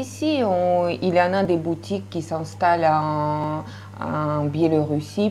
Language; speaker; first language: French; non-native, fluent; Russian